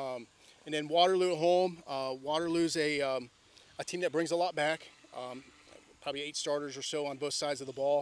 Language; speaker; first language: English; native; English